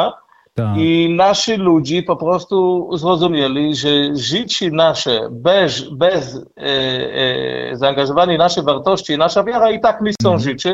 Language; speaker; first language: Polish; non-native, learner; Hebrew